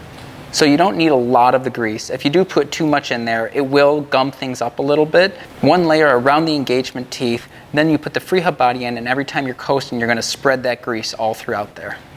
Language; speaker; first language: English; native; English